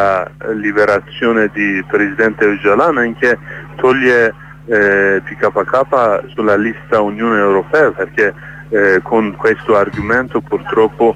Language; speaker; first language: Italian; non-native, learner; Kurdish